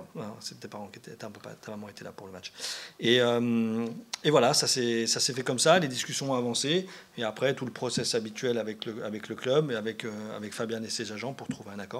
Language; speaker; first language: French; native; French